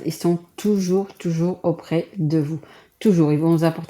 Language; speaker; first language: French; native; French